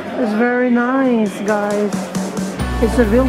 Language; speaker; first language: English; non-native, local second language; Filipino